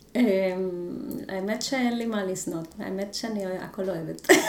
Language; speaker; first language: Hebrew; non-native, fluent; Spanish